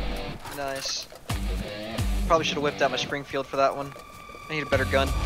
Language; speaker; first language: English; native; English